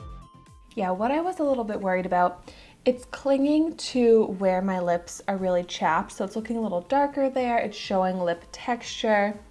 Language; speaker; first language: English; native; English